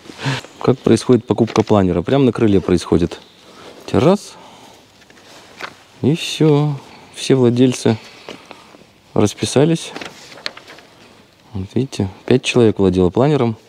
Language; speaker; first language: Russian; native; Russian